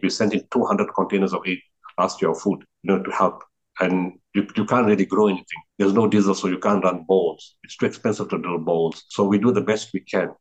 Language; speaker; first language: English; native; English